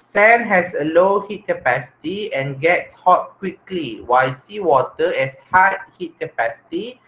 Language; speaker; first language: English; non-native, local second language; Malay